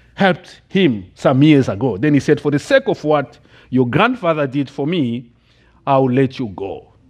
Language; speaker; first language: English; non-native, fluent; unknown